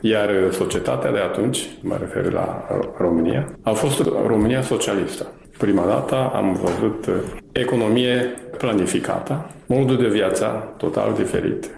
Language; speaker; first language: Romanian; non-native, fluent; Japanese